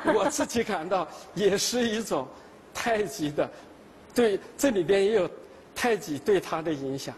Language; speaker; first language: Chinese; native; Chinese